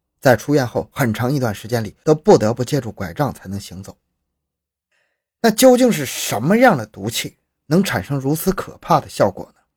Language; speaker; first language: Chinese; native; Chinese